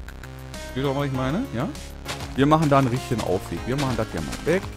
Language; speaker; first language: German; native; German